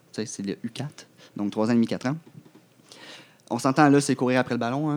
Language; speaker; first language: French; native; French